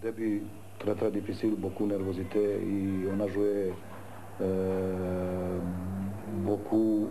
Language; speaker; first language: French; non-native, learner; Croatian